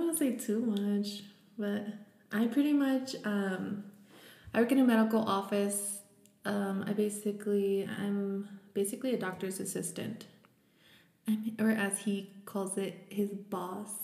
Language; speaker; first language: English; early bilingual, other home language; Spanish